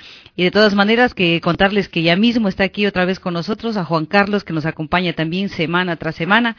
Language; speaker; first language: Spanish; native; Spanish